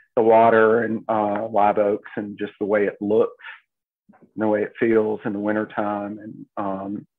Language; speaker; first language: English; native; English